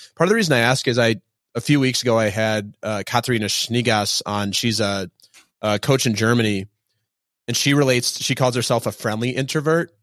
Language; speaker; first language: English; native; English